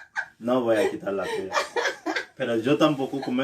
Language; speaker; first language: Spanish; non-native, learner; Haitian Creole